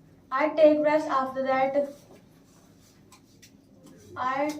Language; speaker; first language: English; non-native, learner; Hindi